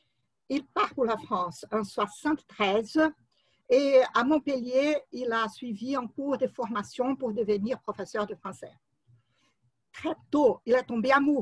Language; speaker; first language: French; non-native, fluent; Portuguese